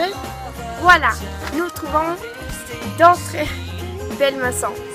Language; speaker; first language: French; non-native, learner; Swedish